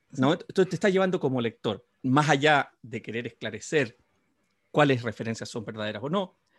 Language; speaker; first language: Spanish; native; Spanish